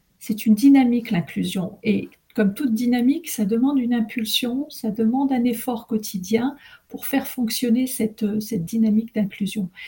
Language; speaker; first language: French; early bilingual, other home language; Arabic